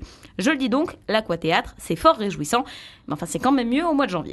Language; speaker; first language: French; native; French